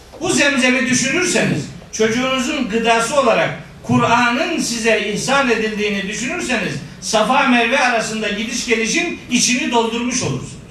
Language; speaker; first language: Turkish; native; Turkish